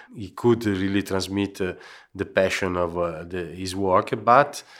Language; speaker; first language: English; non-native, fluent; Italian